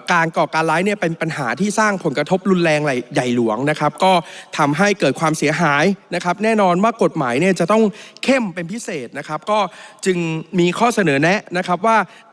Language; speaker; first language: Thai; native; Thai